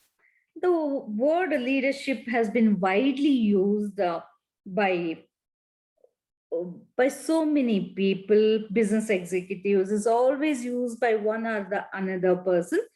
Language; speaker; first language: English; non-native, local second language; Kannada